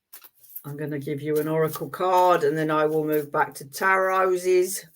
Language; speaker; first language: English; native; English